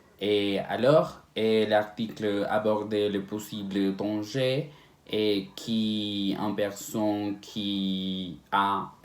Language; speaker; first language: French; non-native, learner; Spanish